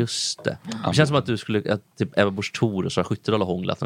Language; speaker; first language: Swedish; native; Swedish